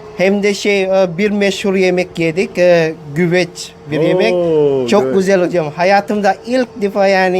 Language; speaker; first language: Turkish; non-native, learner; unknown